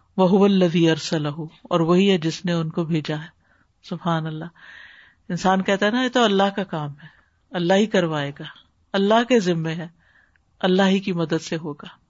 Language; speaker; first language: Urdu; native; Urdu